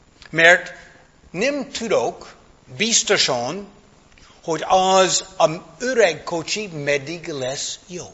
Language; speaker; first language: Hungarian; non-native, fluent; English